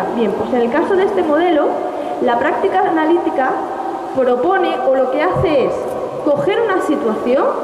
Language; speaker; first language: Spanish; native; Spanish